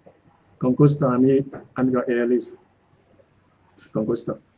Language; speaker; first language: Spanish; non-native, learner; Chinese